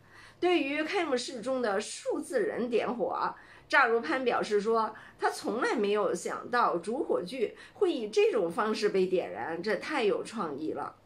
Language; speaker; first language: Chinese; native; Chinese